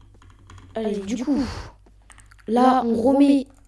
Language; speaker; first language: French; native; French